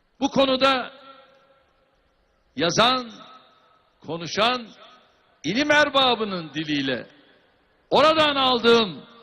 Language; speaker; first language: Turkish; native; Turkish